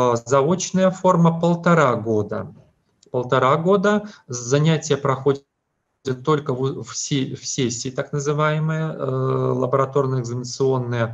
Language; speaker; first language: Russian; native; Russian